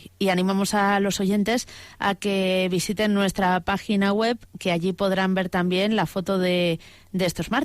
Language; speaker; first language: Spanish; native; Spanish